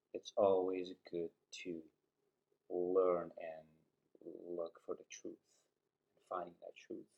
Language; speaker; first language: English; non-native, fluent; Uzbek